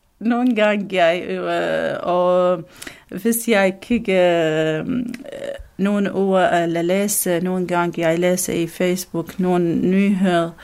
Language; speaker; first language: Danish; non-native, learner; Arabic